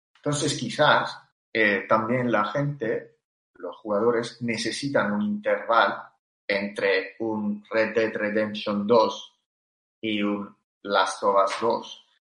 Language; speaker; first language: Spanish; non-native, fluent; Italian